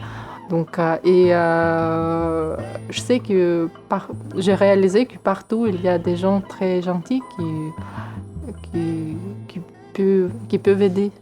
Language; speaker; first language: French; non-native, fluent; Ukrainian